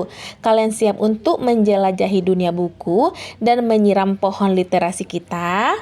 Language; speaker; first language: Indonesian; native; Indonesian